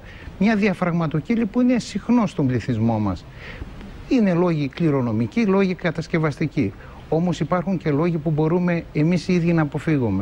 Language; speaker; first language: Greek; native; Greek